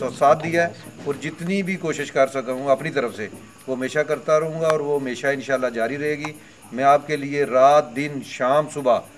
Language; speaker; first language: Urdu; non-native, local second language; Pahari-Potwari